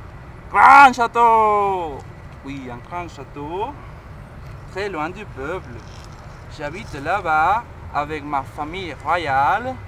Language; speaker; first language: French; non-native, learner; Spanish